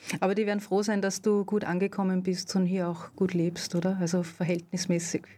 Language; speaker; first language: German; native; German